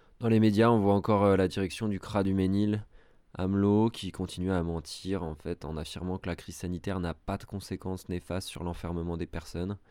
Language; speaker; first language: French; native; French